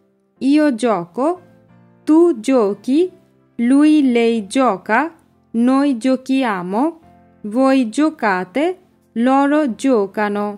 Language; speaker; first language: Italian; non-native, fluent; Bangla